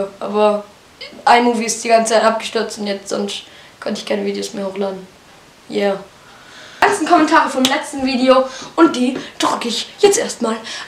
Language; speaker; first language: German; native; German